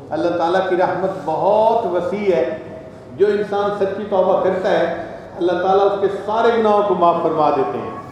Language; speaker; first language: Urdu; non-native, local second language; Punjabi